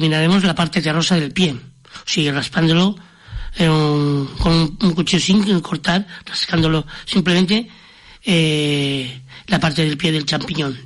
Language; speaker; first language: Spanish; native; Spanish